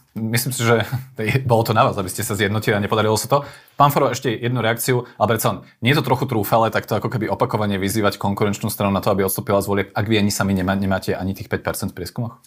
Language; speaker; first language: Slovak; native; Slovak